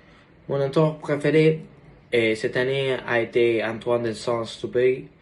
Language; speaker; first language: French; non-native, learner; Spanish